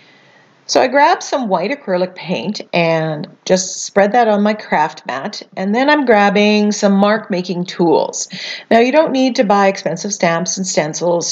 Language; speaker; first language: English; native; English